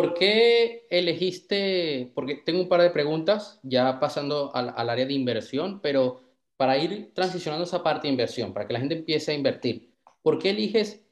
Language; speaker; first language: Spanish; native; Spanish